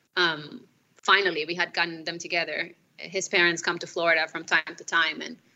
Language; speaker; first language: English; non-native, fluent; Spanish